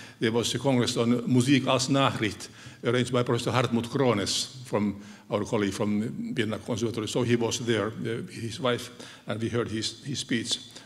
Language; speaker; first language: English; non-native, fluent; Finnish